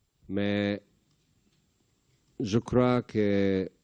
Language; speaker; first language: French; non-native, learner; Bosnian